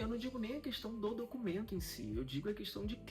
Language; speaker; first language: Portuguese; native; Portuguese